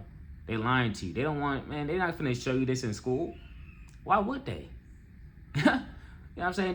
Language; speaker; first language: English; native; English